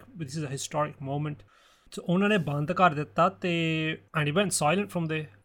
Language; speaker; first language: English; early bilingual, other home language; Punjabi